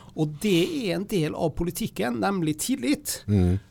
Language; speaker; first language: Norwegian; native; Norwegian